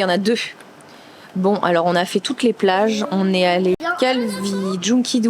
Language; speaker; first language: French; native; French